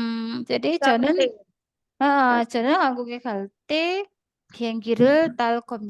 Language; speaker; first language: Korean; non-native, fluent; Indonesian